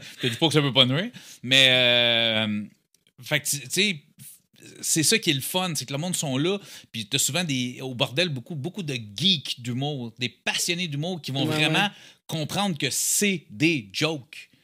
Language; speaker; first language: French; native; French